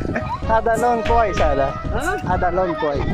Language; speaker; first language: Arabic; non-native, learner; Filipino